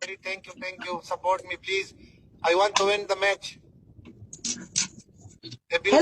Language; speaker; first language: English; non-native, learner; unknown